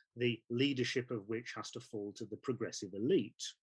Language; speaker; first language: English; native; English